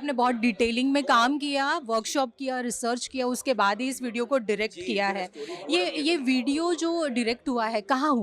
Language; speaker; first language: Hindi; native; Hindi